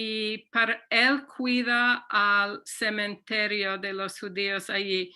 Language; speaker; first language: Spanish; non-native, fluent; English